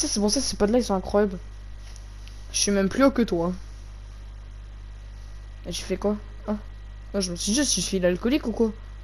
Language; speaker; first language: French; native; French